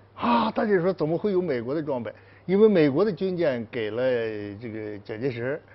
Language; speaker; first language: Chinese; native; Chinese